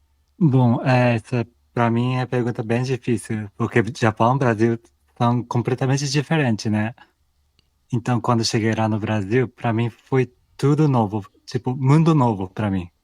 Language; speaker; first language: Portuguese; non-native, fluent; Japanese